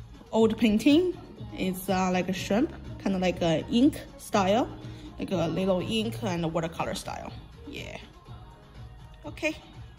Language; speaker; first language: English; non-native, learner; Chinese